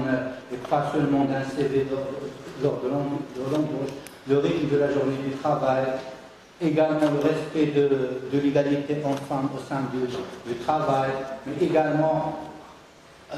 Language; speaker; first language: French; non-native, local second language; Arabic